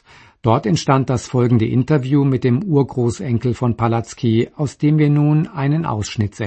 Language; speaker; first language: German; native; German